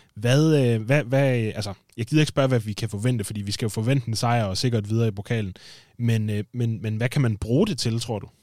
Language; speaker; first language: Danish; native; Danish